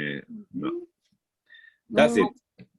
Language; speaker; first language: English; non-native, learner; Spanish